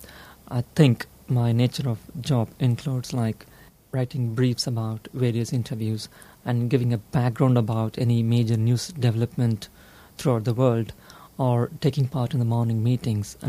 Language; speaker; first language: English; non-native, local second language; Tamil